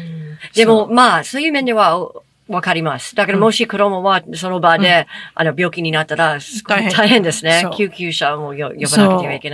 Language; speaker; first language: Japanese; non-native, fluent; English